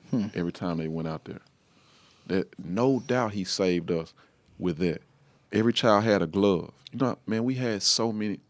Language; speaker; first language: English; native; English